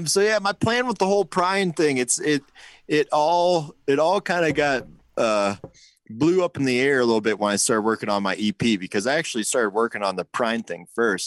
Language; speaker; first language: English; native; English